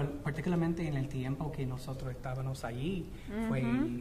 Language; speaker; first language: Spanish; non-native, fluent; English